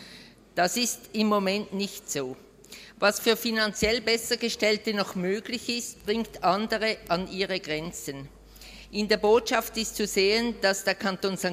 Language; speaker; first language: German; native; German